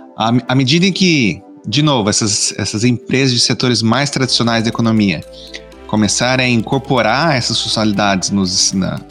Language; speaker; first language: Portuguese; native; Portuguese